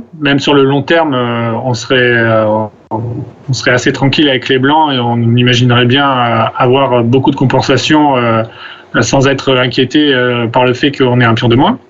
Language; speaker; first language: French; native; French